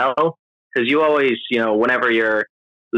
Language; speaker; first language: English; native; English